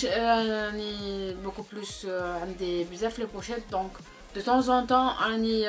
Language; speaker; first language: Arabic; early bilingual, heritage; Arabic